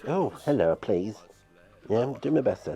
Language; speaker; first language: English; native; English